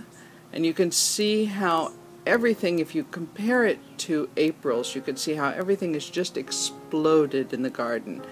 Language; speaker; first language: English; native; English